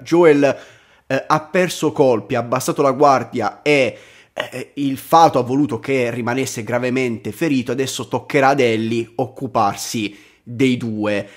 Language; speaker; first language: Italian; native; Italian